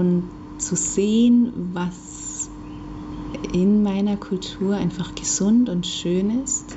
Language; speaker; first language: German; native; German